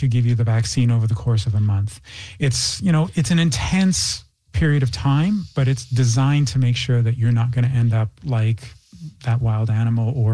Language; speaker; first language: English; native; English